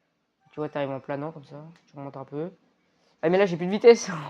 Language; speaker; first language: French; native; French